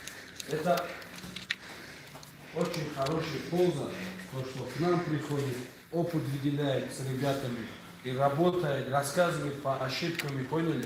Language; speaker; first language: Russian; native; Russian